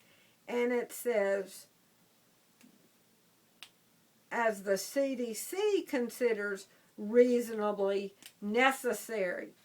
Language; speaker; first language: English; native; English